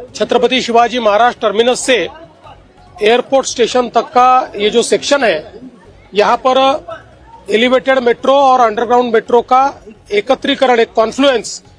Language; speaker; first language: Hindi; non-native, local second language; Marathi